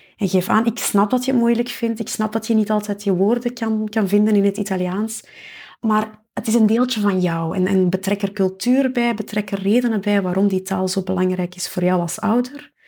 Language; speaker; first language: Dutch; native; Dutch